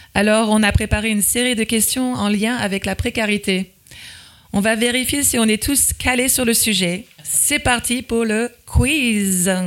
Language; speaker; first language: French; native; French